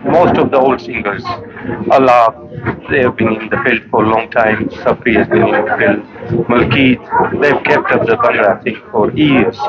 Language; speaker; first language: English; early bilingual, other home language; Punjabi